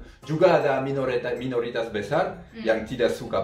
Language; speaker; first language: Indonesian; non-native, fluent; French